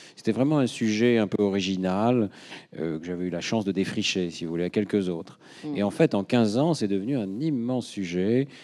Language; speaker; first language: French; native; French